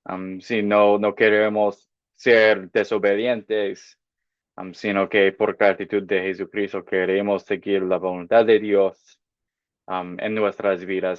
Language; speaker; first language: Spanish; non-native, fluent; English